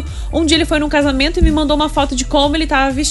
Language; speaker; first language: Portuguese; native; Portuguese